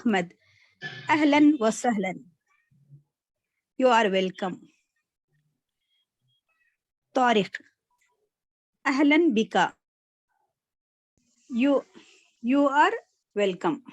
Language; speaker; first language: English; non-native, learner; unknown